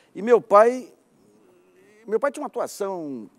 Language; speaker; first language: Portuguese; native; Portuguese